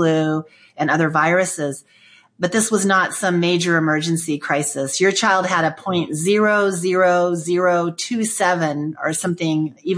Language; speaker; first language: English; native; English